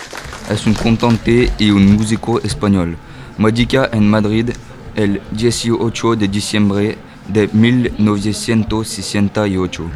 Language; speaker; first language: Spanish; non-native, learner; French